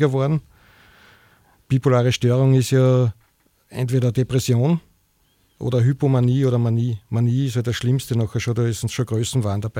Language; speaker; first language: German; native; German